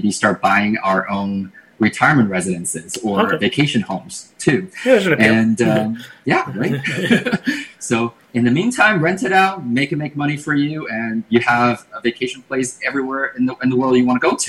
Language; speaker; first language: English; non-native, fluent; Chinese